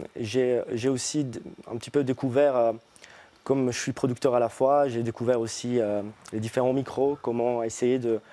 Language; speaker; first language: French; early bilingual, other home language; Italian